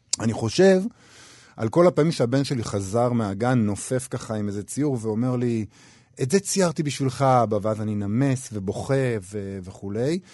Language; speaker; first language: Hebrew; native; Hebrew